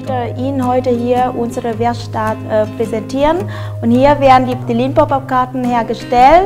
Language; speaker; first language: German; non-native, fluent; Vietnamese